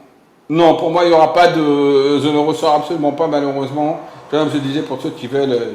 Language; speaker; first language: French; native; French